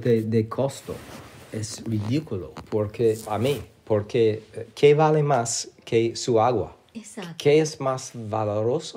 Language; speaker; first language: Spanish; non-native, learner; English